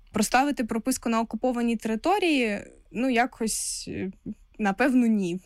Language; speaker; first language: Ukrainian; non-native, local second language; Russian